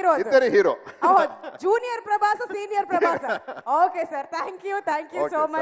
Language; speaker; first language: Telugu; native; Telugu